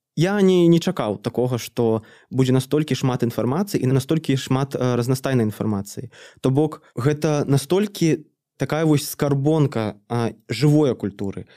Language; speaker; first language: Belarusian; native; Belarusian